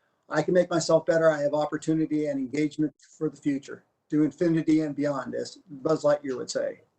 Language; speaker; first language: English; native; English